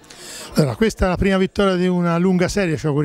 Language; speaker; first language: Italian; native; Italian